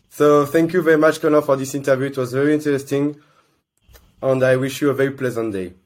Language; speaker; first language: English; non-native, learner; French